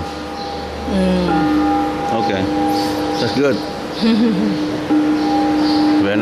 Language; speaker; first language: English; non-native, learner; Vietnamese